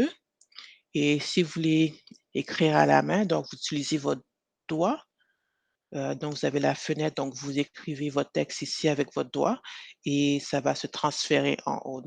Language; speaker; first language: French; native; French